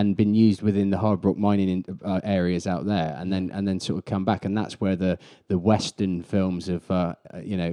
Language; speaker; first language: English; native; English